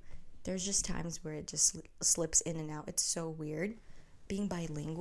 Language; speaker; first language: English; early bilingual, other home language; Filipino